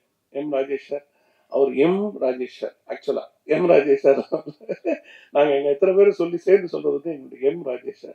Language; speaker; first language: Tamil; native; Tamil